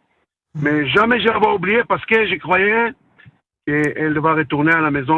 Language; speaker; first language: French; non-native, learner; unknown